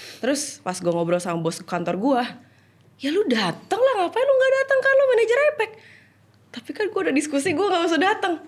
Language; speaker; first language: Indonesian; native; Indonesian